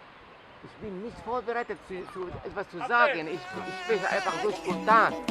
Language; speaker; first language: German; non-native, fluent; Arabic